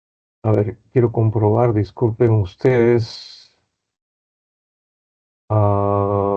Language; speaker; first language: Spanish; native; Spanish